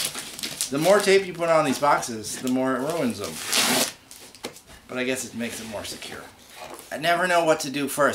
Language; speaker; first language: English; native; English